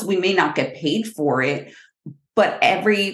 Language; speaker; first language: English; native; English